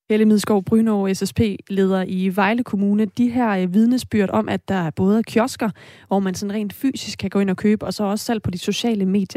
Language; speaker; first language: Danish; native; Danish